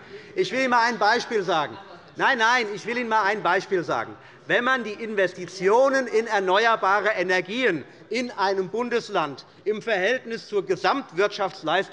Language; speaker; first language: German; native; German